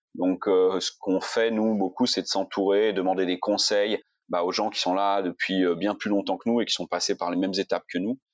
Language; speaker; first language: French; native; French